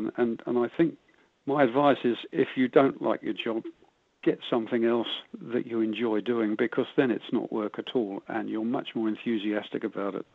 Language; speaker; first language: English; native; English